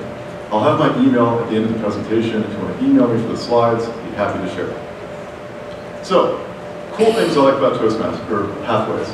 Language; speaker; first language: English; native; English